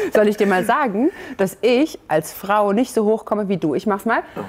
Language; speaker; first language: German; native; German